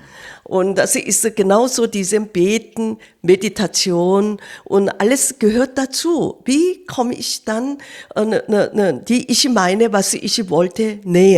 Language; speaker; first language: German; non-native, fluent; Korean